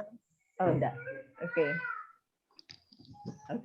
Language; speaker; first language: English; non-native, fluent; Indonesian